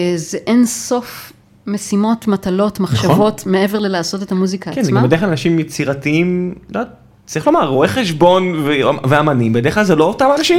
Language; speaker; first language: Hebrew; native; Hebrew